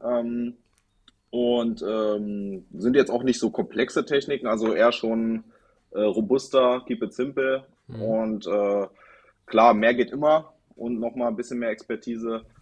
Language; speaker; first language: German; native; German